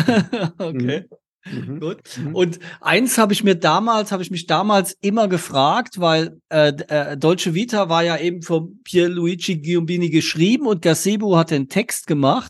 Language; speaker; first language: German; native; German